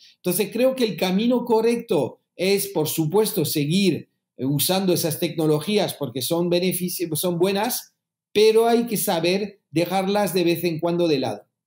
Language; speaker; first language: Spanish; early bilingual, heritage; French